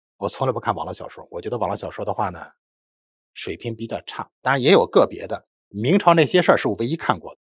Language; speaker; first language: Chinese; native; Chinese